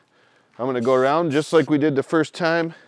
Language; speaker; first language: English; native; English